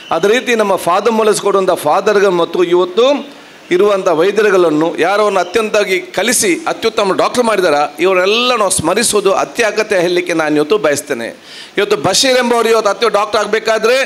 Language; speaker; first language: Kannada; non-native, local second language; Badaga